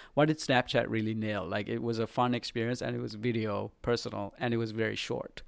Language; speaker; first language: English; non-native, local second language; Sinhala